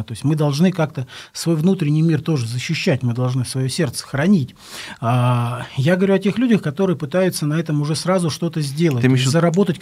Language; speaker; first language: Russian; native; Russian